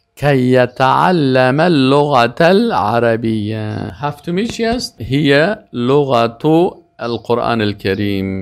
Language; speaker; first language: Arabic; non-native, fluent; Persian